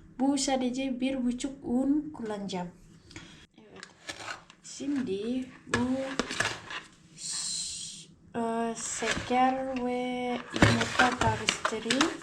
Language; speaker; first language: Turkish; non-native, learner; Indonesian